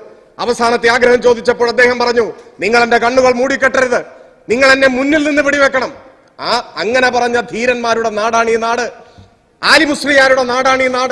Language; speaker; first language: Malayalam; native; Malayalam